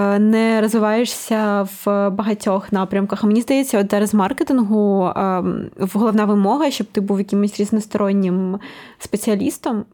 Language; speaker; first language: Ukrainian; native; Ukrainian